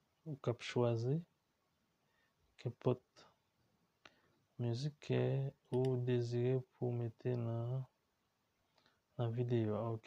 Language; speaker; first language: French; non-native, learner; Haitian Creole